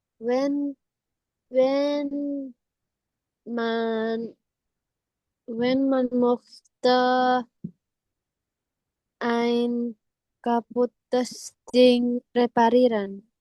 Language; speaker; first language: German; non-native, learner; Indonesian